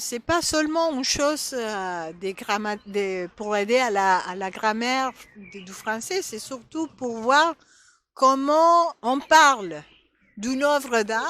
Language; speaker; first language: French; non-native, fluent; Spanish